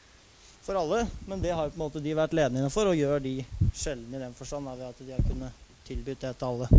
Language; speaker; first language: Norwegian; native; Norwegian